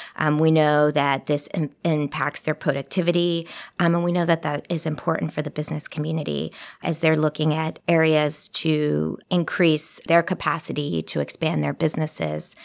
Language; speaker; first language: English; early bilingual, other home language; Spanish